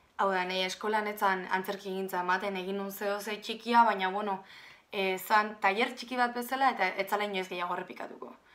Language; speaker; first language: Basque; native; Basque